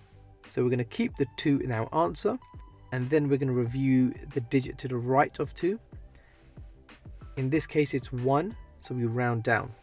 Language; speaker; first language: English; native; English